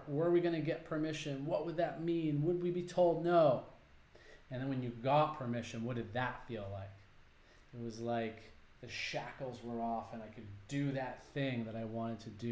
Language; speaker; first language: English; native; English